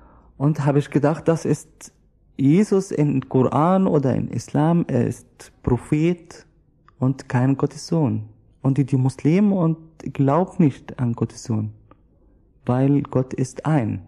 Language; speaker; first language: German; non-native, learner; Arabic